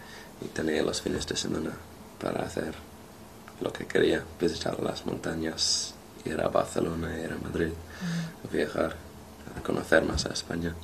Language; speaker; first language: Spanish; non-native, fluent; English